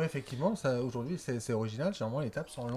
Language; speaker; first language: French; native; French